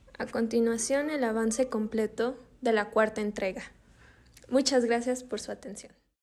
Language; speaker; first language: Spanish; native; Spanish